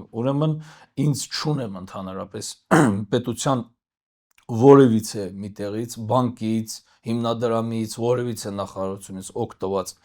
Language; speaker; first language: Armenian; native; Armenian